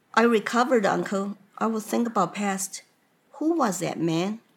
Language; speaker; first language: English; non-native, fluent; Chinese